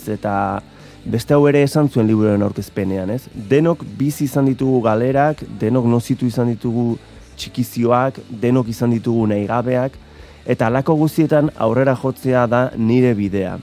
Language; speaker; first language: Basque; native; Basque